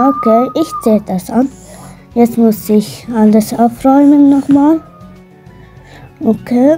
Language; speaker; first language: German; non-native, learner; Arabic